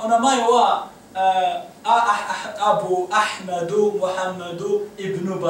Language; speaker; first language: Japanese; non-native, learner; Arabic